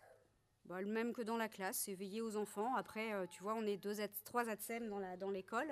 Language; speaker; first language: French; native; French